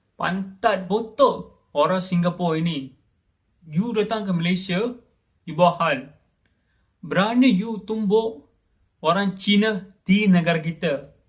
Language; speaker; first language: Malay; non-native, local second language; Tamil